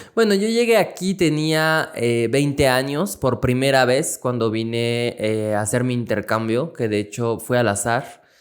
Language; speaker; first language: Spanish; non-native, fluent; French